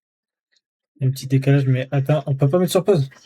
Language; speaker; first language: French; native; French